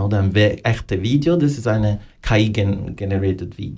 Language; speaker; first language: German; non-native, learner; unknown